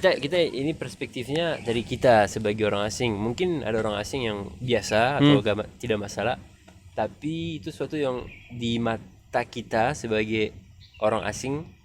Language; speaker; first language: Indonesian; non-native, fluent; French